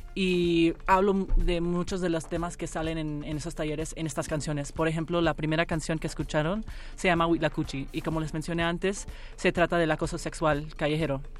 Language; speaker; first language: Spanish; early bilingual, heritage; Spanish